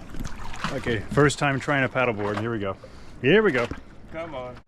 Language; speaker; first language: English; native; English